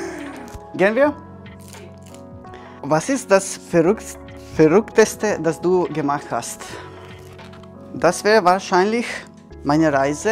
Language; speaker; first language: German; non-native, fluent; Serbian